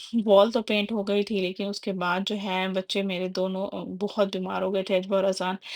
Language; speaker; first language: Urdu; native; Urdu